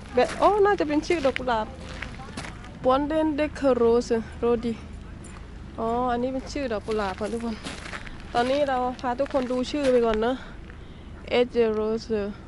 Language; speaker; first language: Thai; native; Thai